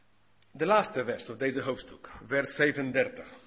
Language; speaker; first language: Dutch; non-native, learner; English